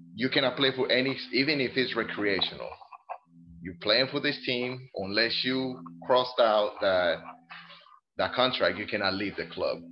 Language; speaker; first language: English; non-native, fluent; Spanish